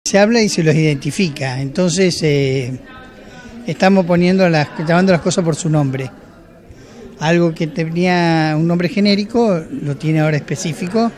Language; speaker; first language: Spanish; native; Spanish